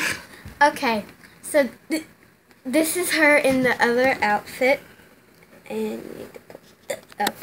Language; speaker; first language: English; native; English